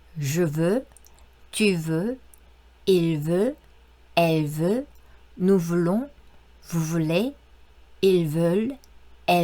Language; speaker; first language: French; non-native, fluent; Korean